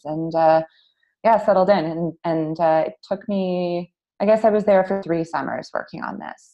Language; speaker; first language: English; native; English